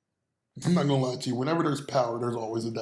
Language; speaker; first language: English; native; English